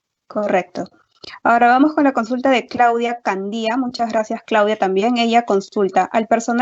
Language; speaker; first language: Spanish; native; Spanish